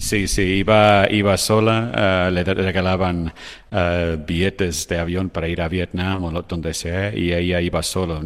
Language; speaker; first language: Spanish; non-native, fluent; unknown